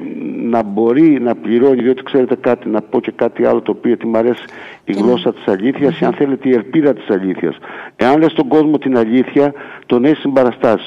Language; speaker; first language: Greek; native; Greek